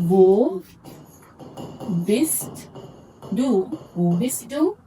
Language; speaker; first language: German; non-native, fluent; Hindi